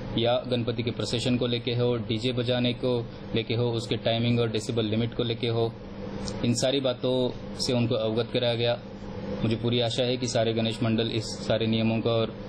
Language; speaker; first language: Hindi; non-native, local second language; Marathi